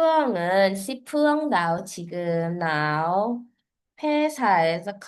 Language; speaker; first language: Korean; non-native, fluent; Filipino